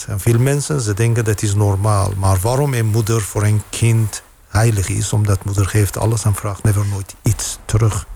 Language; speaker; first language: Dutch; non-native, fluent; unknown